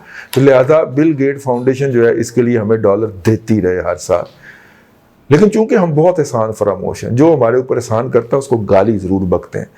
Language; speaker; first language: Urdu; non-native, local second language; Punjabi